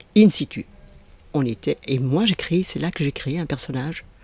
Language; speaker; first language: French; native; French